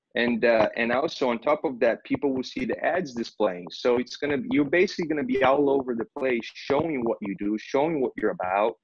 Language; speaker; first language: English; non-native, fluent; Portuguese